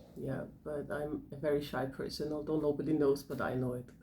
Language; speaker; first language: English; non-native, fluent; German